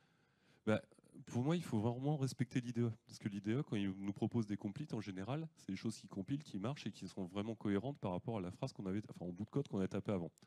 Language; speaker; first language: French; native; French